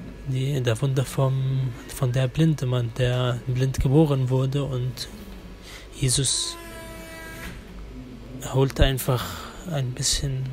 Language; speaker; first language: German; non-native, fluent; Arabic